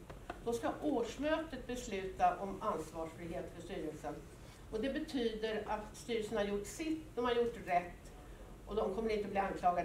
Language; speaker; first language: Swedish; native; Swedish